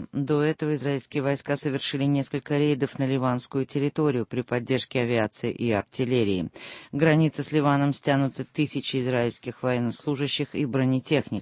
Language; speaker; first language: Russian; native; Russian